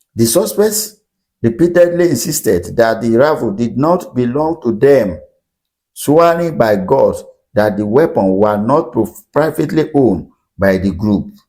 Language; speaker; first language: English; non-native, local second language; Yoruba